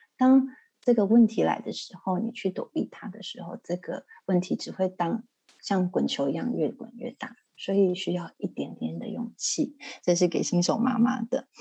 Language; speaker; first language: Chinese; native; Chinese